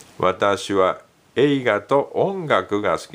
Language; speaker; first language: Japanese; non-native, fluent; English